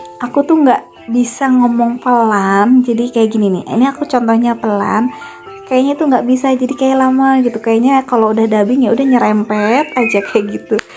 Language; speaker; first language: Indonesian; native; Indonesian